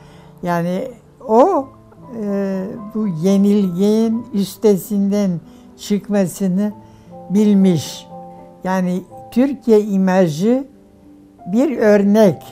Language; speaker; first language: Turkish; non-native, fluent; German